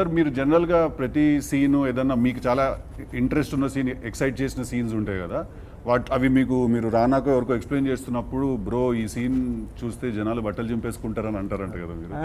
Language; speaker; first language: Telugu; native; Telugu